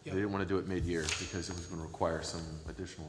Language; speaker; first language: English; native; English